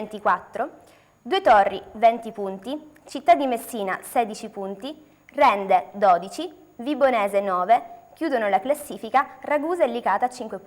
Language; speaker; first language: Italian; native; Italian